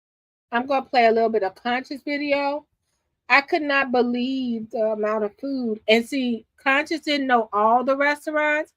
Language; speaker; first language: English; native; English